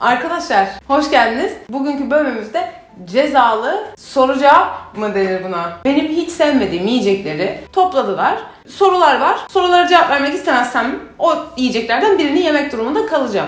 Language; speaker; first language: Turkish; native; Turkish